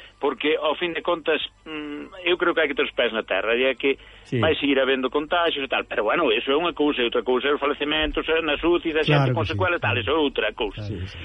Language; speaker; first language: Galician; native; Galician